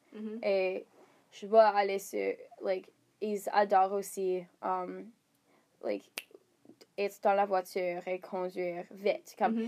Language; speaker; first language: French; non-native, learner; English